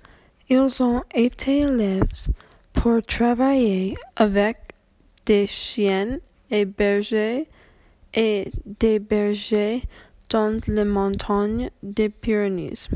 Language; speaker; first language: French; non-native, learner; English